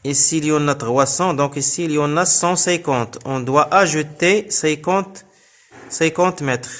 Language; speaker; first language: French; non-native, local second language; Arabic